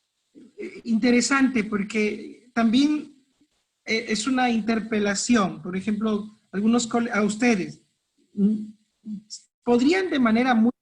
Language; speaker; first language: Spanish; native; Spanish